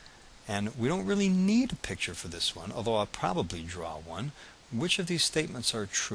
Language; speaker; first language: English; native; English